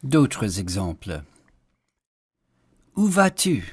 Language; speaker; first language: French; non-native, fluent; English